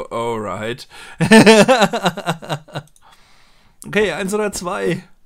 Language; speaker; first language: German; native; German